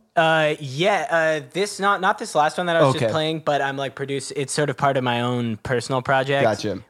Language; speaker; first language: English; native; English